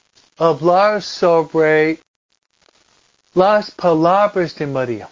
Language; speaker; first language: Spanish; non-native, fluent; English